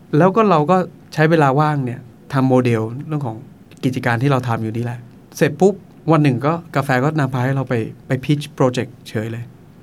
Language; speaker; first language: Thai; non-native, local second language; Akha